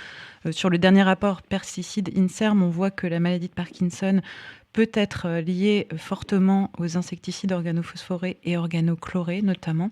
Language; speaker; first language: French; native; French